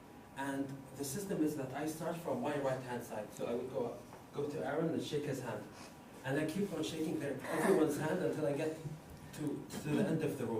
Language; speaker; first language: English; non-native, fluent; Arabic